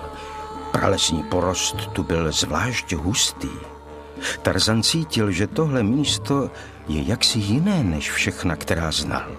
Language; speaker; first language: Czech; native; Czech